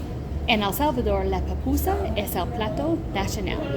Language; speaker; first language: Spanish; non-native, learner; English